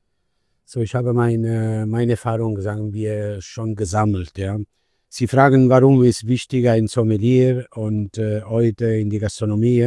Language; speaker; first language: German; non-native, fluent; Italian